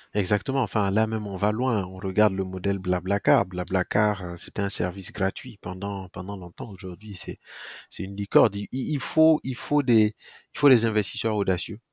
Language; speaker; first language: French; non-native, local second language; Mossi